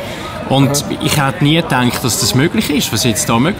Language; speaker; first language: German; native; German